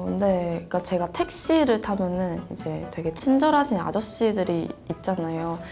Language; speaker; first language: Korean; non-native, fluent; Chinese